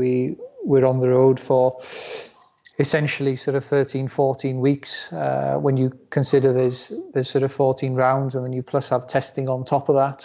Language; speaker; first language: English; non-native, local second language; Welsh